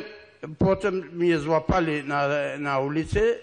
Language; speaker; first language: Polish; non-native, local second language; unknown